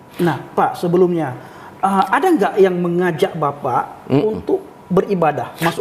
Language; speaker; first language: Malay; native; Malay